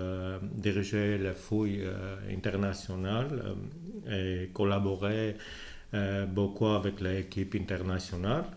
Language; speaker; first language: French; non-native, learner; Armenian